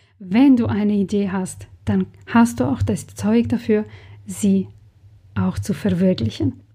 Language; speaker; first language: German; non-native, fluent; Serbian